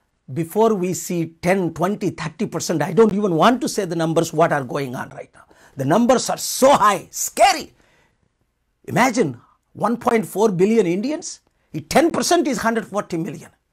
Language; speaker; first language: English; non-native, local second language; Telugu